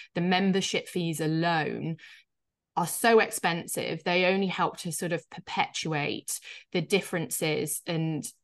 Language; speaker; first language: English; native; English